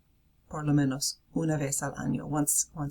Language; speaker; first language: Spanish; non-native, fluent; English